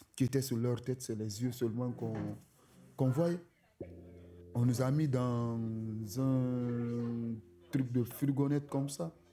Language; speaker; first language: French; non-native, local second language; Susu